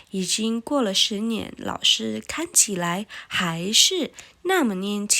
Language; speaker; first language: Chinese; non-native, fluent; Indonesian